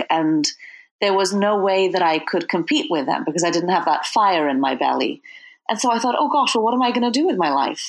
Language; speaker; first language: English; native; English